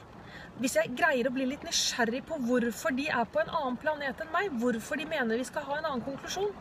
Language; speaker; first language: Norwegian; native; Norwegian